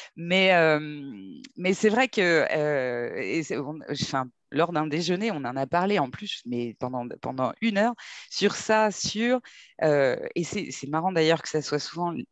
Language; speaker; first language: French; native; French